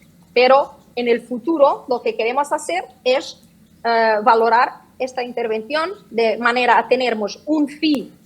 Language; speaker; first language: Spanish; non-native, fluent; Portuguese